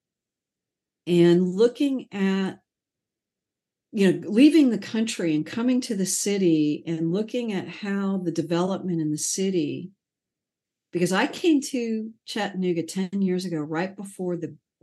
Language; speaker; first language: English; native; English